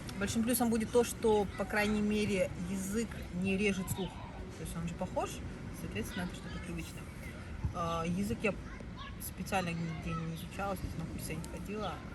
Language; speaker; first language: Russian; native; Russian